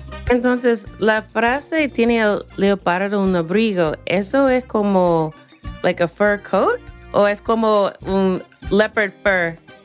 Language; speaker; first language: Spanish; non-native, fluent; English